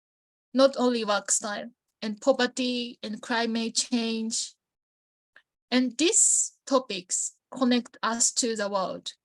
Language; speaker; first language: English; non-native, learner; Japanese